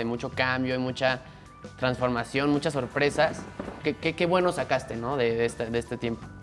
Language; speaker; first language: Spanish; native; Spanish